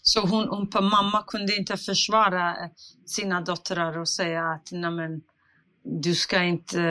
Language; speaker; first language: Swedish; non-native, fluent; Central Kurdish